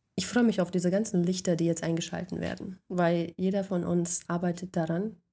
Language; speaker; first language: German; native; German